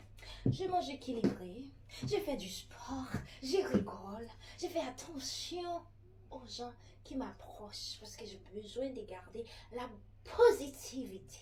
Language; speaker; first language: French; early bilingual, other home language; Haitian Creole